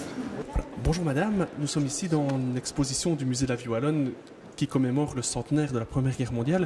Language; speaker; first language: French; native; French